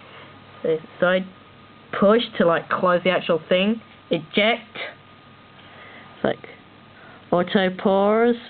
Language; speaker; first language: English; native; English